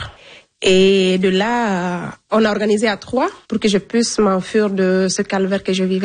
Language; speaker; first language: French; non-native, local second language; Fula